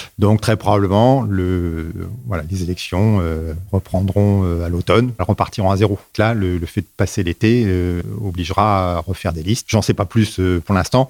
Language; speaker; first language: French; native; French